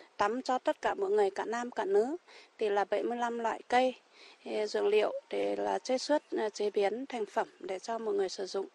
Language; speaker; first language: Vietnamese; non-native, local second language; Iu Mien